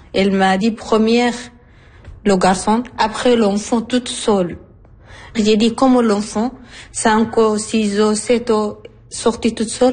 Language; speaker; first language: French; non-native, learner; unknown